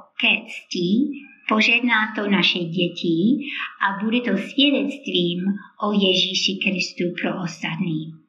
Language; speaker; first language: Czech; non-native, fluent; English